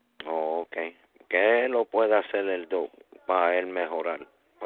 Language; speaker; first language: Spanish; early bilingual, heritage; Spanish